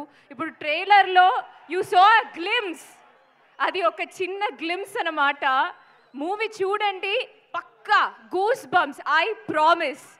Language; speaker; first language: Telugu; non-native, learner; Malayalam